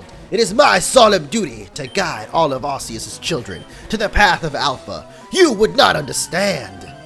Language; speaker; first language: English; native; English